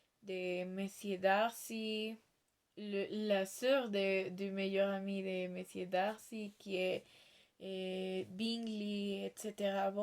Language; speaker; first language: French; non-native, learner; Spanish